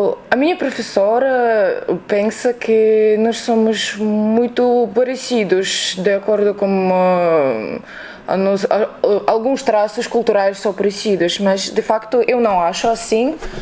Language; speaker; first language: Portuguese; non-native, fluent; Russian